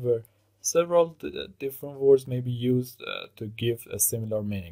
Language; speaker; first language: English; non-native, fluent; Persian